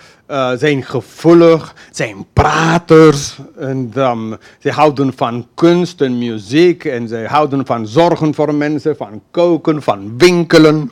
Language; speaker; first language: Dutch; non-native, fluent; English